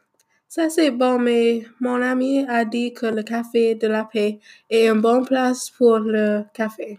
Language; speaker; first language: French; non-native, learner; English